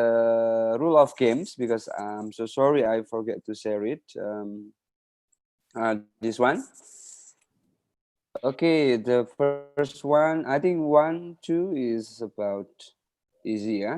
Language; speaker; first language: English; non-native, fluent; Indonesian